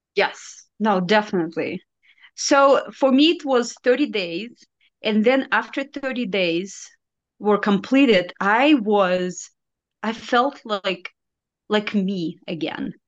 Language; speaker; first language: English; non-native, fluent; Russian